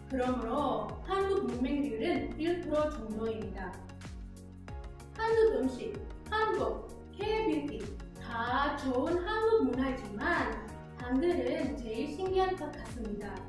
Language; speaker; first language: Korean; non-native, learner; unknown